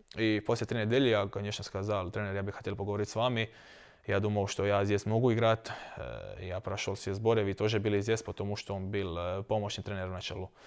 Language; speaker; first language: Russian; non-native, learner; Croatian